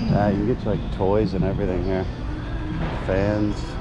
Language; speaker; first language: English; native; English